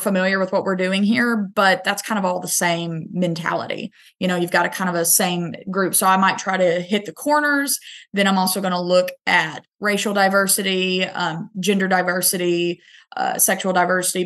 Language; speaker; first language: English; native; English